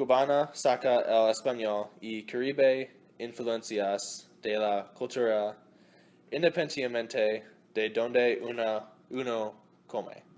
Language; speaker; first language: Spanish; non-native, learner; English